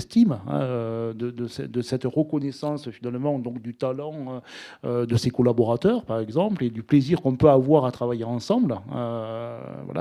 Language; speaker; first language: French; native; French